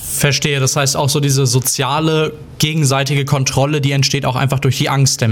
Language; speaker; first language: German; native; German